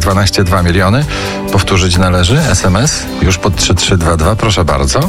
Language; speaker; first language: Polish; native; Polish